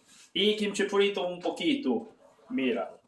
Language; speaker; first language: Spanish; non-native, learner; Korean